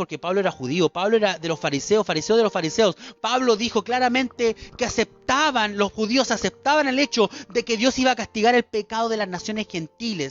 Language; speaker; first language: Spanish; native; Spanish